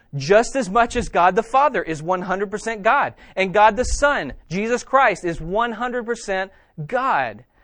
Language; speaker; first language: English; native; English